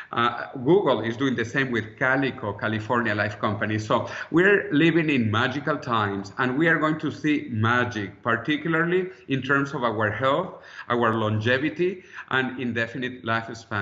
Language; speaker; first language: English; non-native, fluent; Spanish